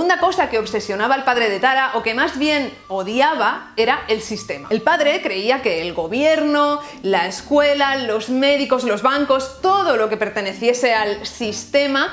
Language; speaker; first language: Spanish; native; Spanish